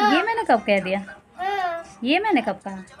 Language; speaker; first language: Hindi; native; Hindi